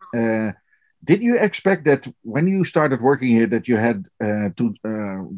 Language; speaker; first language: English; non-native, fluent; Dutch